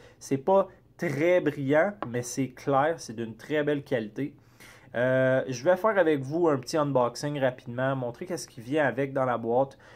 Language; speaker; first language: French; native; French